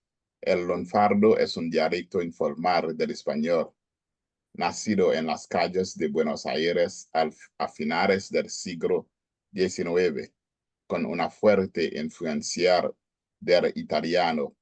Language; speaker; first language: Spanish; non-native, learner; Haitian Creole